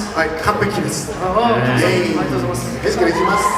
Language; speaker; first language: Japanese; non-native, learner; Thai